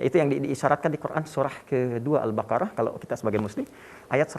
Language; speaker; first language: Indonesian; native; Indonesian